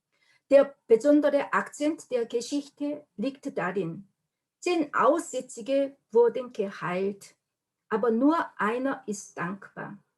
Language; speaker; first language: German; non-native, learner; Korean